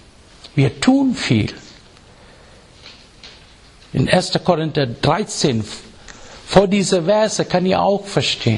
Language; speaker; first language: German; non-native, fluent; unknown